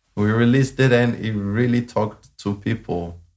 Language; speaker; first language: English; non-native, fluent; Amharic